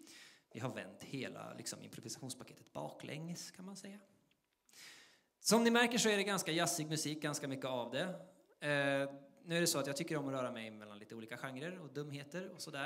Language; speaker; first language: Swedish; native; Swedish